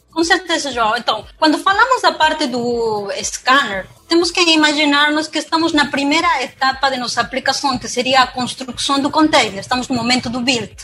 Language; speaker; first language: Portuguese; non-native, fluent; Spanish